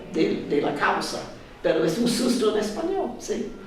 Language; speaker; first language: Spanish; non-native, fluent; English